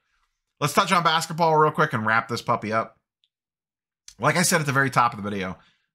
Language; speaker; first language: English; native; English